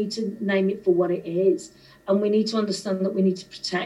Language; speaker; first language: English; native; English